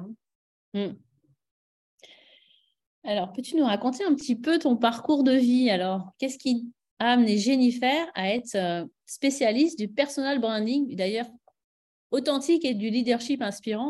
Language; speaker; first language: French; native; French